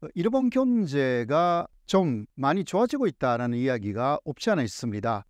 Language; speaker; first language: Korean; non-native, fluent; Japanese